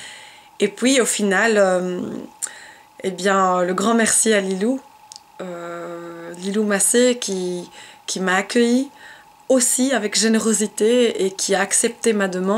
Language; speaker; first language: French; native; French